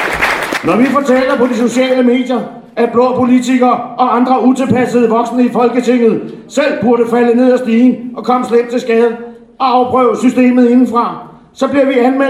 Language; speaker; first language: Danish; native; Danish